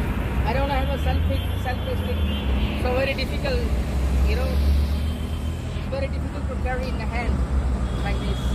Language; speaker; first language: English; non-native, learner; Hindi